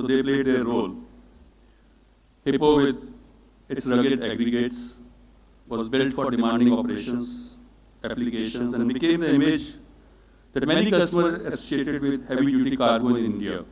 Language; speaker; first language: English; non-native, local second language; Hindi